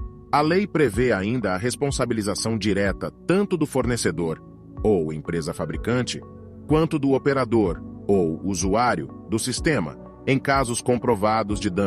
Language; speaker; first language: Portuguese; native; Portuguese